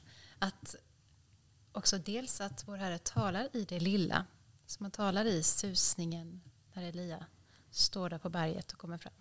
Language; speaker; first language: Swedish; native; Swedish